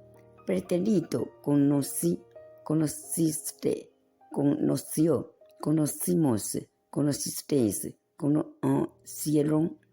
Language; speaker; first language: Spanish; non-native, fluent; Chinese